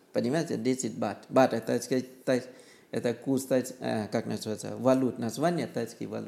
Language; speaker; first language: Russian; non-native, learner; Thai